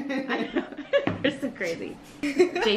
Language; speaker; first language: English; native; English